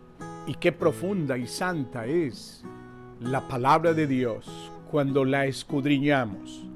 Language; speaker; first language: Spanish; native; Spanish